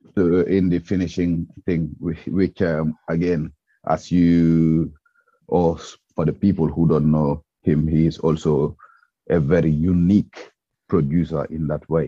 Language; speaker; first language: English; non-native, local second language; Mandingo